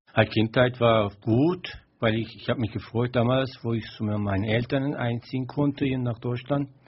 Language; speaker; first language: German; non-native, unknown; Turkish